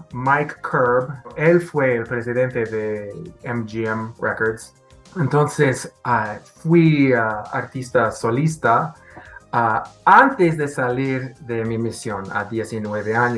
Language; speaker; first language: Spanish; non-native, fluent; English